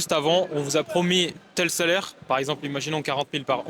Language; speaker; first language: French; native; French